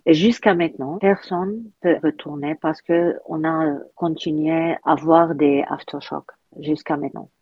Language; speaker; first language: French; non-native, learner; Arabic